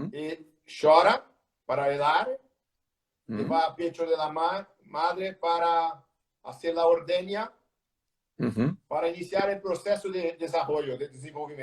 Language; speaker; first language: Spanish; non-native, learner; Portuguese